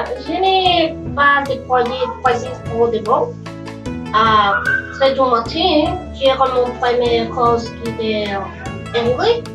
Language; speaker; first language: French; non-native, learner; Spanish